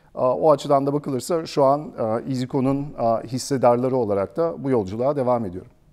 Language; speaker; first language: Turkish; early bilingual, heritage; Turkish